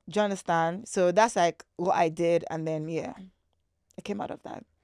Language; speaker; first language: English; non-native, local second language; Igbo